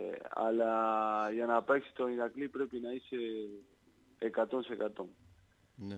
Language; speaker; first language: Greek; non-native, learner; Spanish